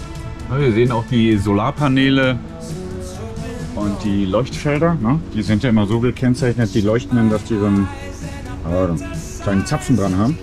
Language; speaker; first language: German; native; German